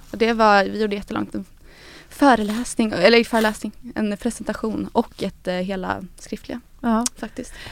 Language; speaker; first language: Swedish; native; Swedish